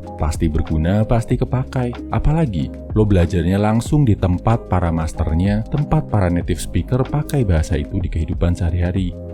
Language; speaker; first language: Indonesian; native; Indonesian